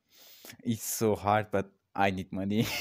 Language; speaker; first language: English; non-native, learner; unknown